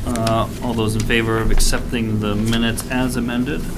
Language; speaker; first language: English; native; English